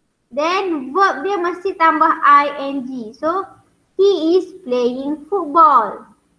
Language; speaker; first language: English; non-native, local second language; Malay